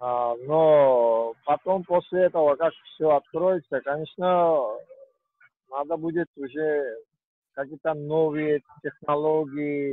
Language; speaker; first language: Russian; non-native, fluent; Georgian